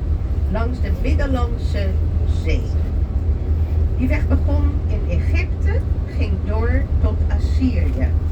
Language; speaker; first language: Dutch; non-native, fluent; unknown